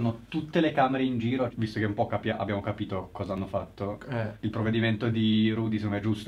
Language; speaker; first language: Italian; native; Italian